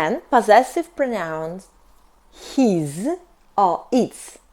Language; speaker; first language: English; non-native, fluent; Russian